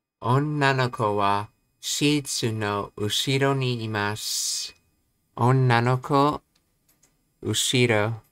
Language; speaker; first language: Japanese; non-native, learner; English